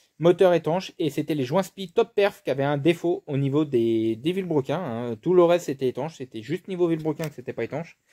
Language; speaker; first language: French; native; French